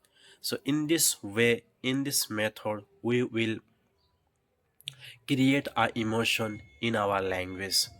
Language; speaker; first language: English; non-native, learner; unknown